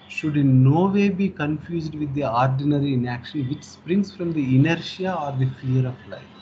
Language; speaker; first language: English; non-native, local second language; Telugu